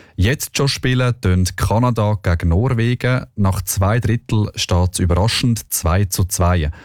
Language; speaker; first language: German; native; German